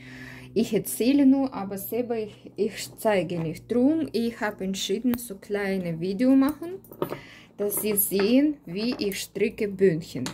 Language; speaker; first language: German; non-native, learner; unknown